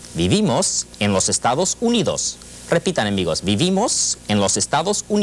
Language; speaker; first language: Spanish; non-native, fluent; English